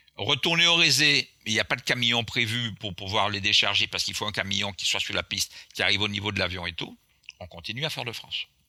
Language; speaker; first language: French; non-native, local second language; Guadeloupean Creole French